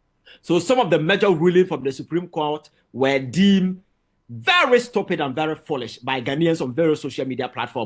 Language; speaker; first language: English; non-native, local second language; Akan